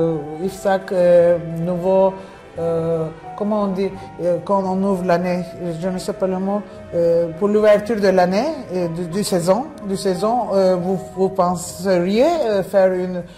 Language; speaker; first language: French; non-native, fluent; Turkish